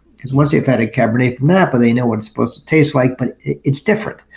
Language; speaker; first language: English; native; English